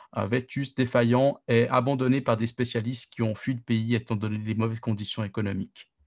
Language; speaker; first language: French; native; French